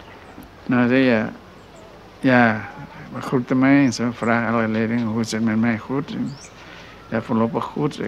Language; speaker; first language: Dutch; non-native, local second language; Minangkabau